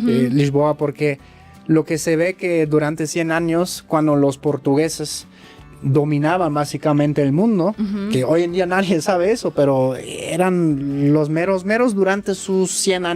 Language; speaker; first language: Spanish; native; Spanish